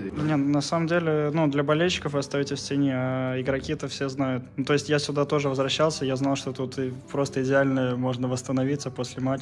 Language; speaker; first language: Russian; native; Russian